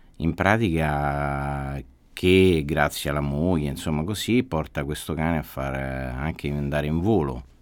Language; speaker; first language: Italian; native; Italian